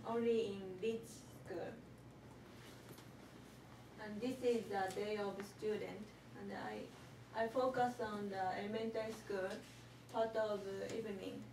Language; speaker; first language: English; non-native, learner; Japanese